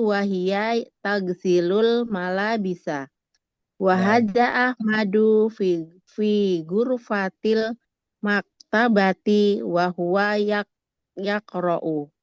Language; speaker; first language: Arabic; non-native, learner; Indonesian